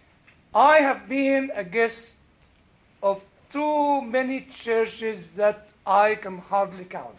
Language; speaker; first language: English; non-native, fluent; Arabic